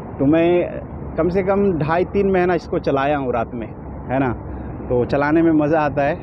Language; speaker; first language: Hindi; native; Hindi